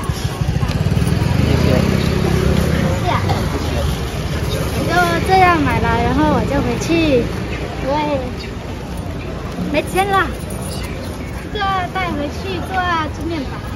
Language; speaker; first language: Chinese; non-native, learner; Vietnamese